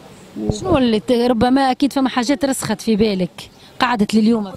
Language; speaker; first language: Arabic; native; Arabic